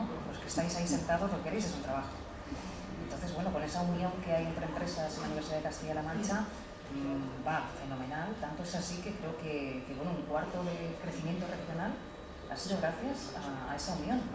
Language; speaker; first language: Spanish; native; Spanish